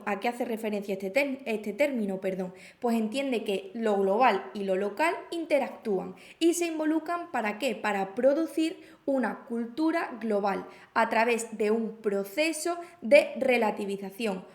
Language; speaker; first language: Spanish; native; Spanish